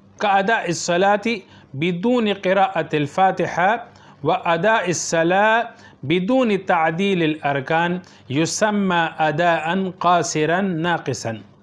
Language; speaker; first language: Arabic; non-native, fluent; Urdu